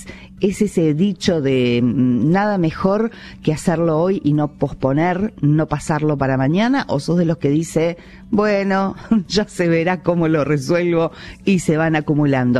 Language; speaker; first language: Spanish; native; Spanish